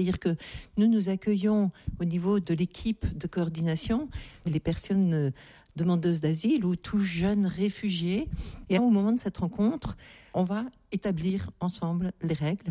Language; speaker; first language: French; native; French